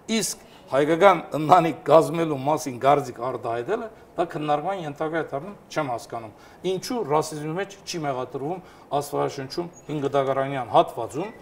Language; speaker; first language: Armenian; early bilingual, heritage; Armenian